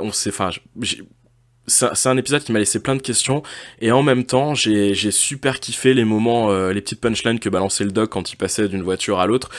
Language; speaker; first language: French; native; French